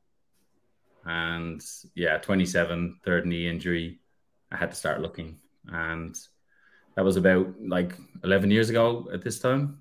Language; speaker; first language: English; native; English